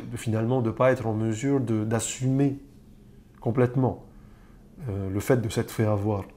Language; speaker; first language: French; native; French